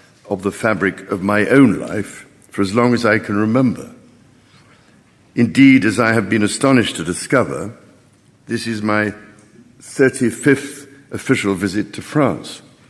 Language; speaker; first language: English; native; English